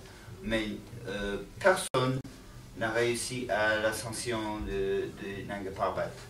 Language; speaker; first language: French; non-native, learner; English